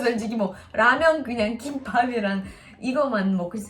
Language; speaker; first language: Korean; non-native, learner; Russian